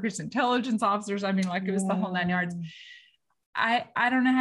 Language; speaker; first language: English; native; English